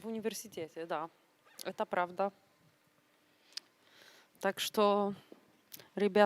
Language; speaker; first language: Russian; non-native, fluent; Polish